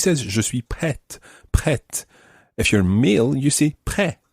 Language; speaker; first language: French; non-native, fluent; English